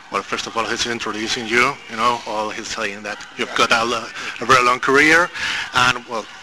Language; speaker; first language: English; non-native, fluent; Spanish